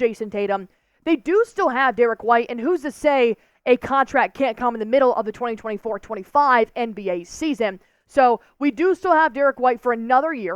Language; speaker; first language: English; native; English